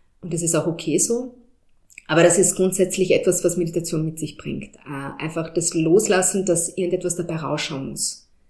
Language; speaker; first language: German; early bilingual, heritage; German